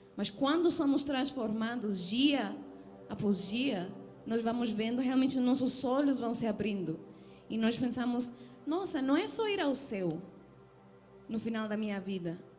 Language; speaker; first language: Portuguese; non-native, fluent; Spanish